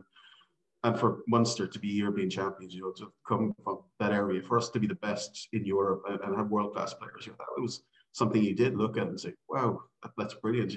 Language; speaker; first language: English; native; English